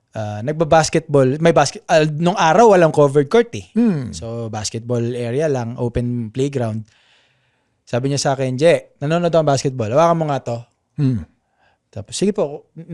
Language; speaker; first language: Filipino; native; Filipino